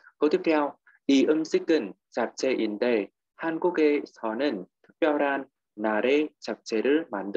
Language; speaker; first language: Korean; non-native, fluent; Vietnamese